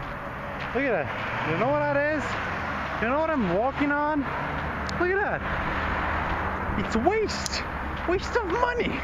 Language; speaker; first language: English; non-native, fluent; Bulgarian